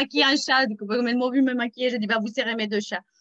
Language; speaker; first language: French; native; French